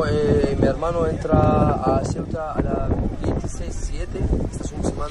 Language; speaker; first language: Spanish; non-native, learner; Arabic